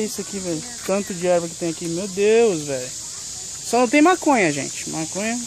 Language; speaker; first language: Portuguese; native; Portuguese